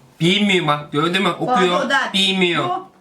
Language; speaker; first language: Turkish; non-native, learner; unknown